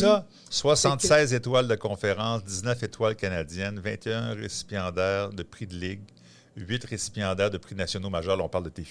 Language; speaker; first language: French; native; French